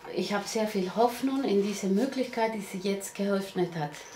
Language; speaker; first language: German; non-native, learner; Spanish